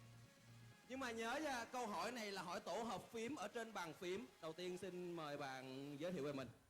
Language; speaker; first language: Vietnamese; native; Vietnamese